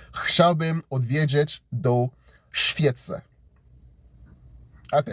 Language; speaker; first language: Polish; non-native, learner; English